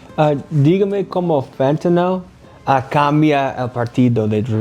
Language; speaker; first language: Spanish; non-native, learner; English